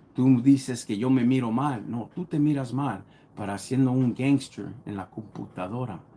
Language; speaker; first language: Spanish; early bilingual, other home language; English